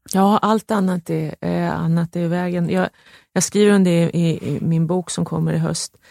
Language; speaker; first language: Swedish; native; Swedish